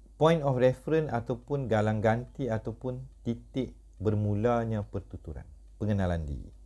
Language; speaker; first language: Malay; native; Malay